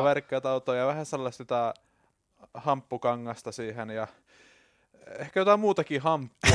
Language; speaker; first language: Finnish; native; Finnish